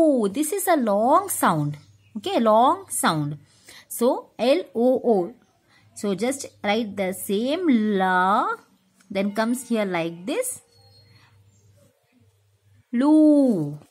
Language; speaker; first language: English; non-native, local second language; Tamil